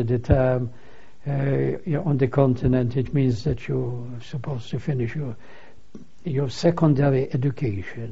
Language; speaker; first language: English; non-native, fluent; Polish